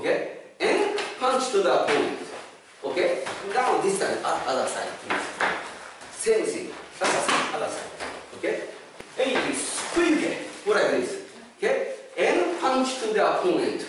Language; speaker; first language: English; non-native, fluent; Japanese